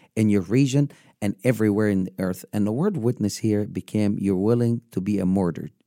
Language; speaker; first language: English; non-native, fluent; Arabic